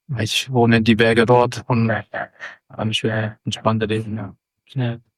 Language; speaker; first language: German; non-native, fluent; Arabic